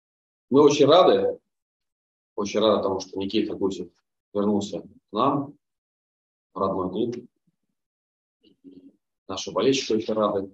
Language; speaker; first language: Russian; native; Russian